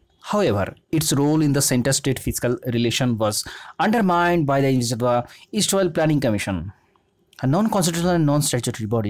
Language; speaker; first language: English; non-native, local second language; Bangla